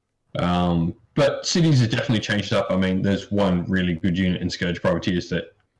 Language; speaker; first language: English; native; English